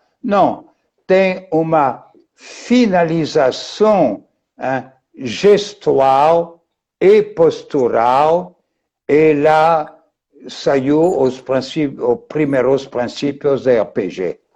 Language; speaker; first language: Portuguese; non-native, fluent; French